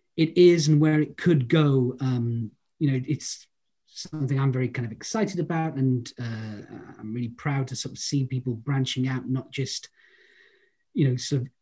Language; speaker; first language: English; native; English